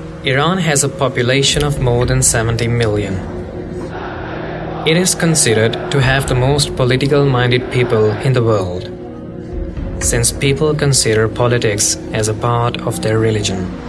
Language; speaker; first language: English; non-native, local second language; Punjabi